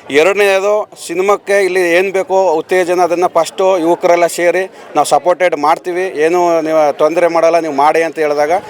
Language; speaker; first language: Kannada; native; Kannada